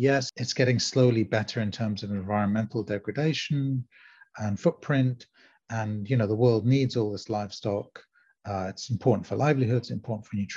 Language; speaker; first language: English; native; English